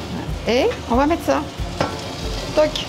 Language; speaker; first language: French; native; French